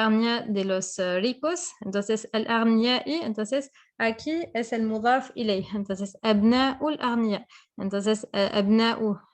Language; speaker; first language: Spanish; non-native, fluent; French